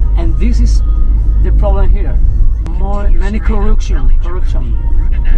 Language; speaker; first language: English; non-native, learner; Spanish